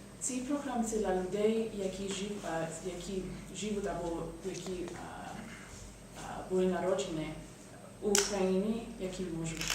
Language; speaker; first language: Ukrainian; non-native, learner; English